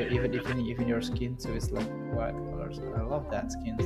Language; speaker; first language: English; non-native, learner; Indonesian